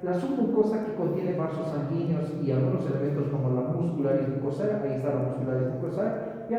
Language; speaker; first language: Spanish; native; Spanish